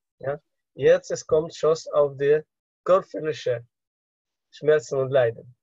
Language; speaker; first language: German; non-native, fluent; Russian